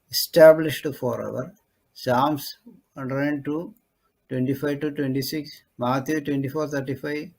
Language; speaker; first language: English; non-native, local second language; Malayalam